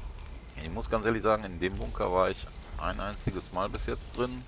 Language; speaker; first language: German; native; German